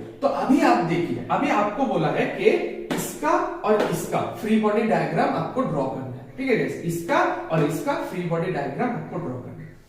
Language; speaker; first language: Hindi; native; Hindi